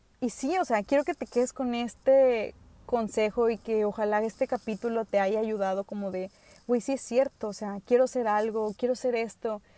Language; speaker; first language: Spanish; early bilingual, other home language; English